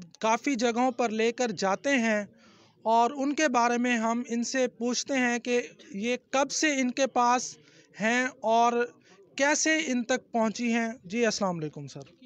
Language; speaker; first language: Urdu; native; Urdu